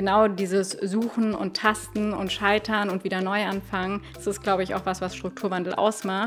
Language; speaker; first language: German; native; German